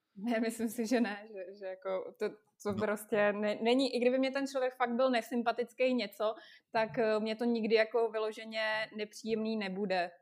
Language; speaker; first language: Czech; non-native, fluent; Russian